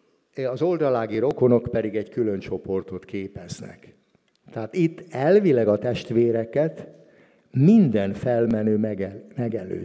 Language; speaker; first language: Hungarian; native; Hungarian